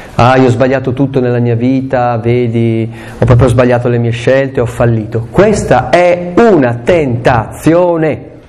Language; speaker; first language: Italian; non-native, local second language; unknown